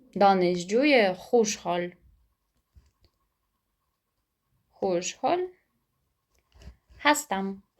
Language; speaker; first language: Persian; non-native, fluent; Ukrainian